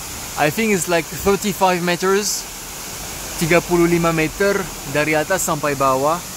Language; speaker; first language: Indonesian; non-native, fluent; French